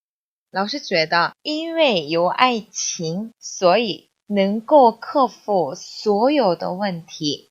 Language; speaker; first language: Chinese; non-native, fluent; Korean